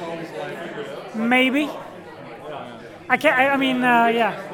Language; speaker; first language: English; non-native, fluent; Swedish